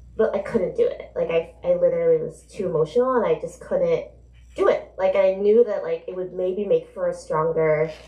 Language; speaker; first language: English; native; English